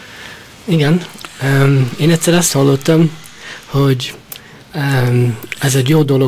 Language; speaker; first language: Hungarian; early bilingual, heritage; Hungarian